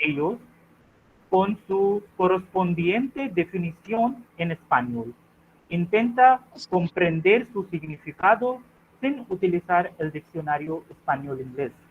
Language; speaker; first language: Spanish; non-native, fluent; Hindi